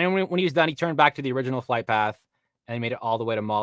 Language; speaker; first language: English; native; English